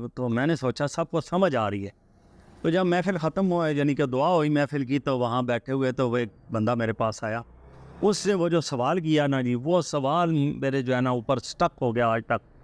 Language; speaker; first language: Urdu; non-native, local second language; Northern Hindko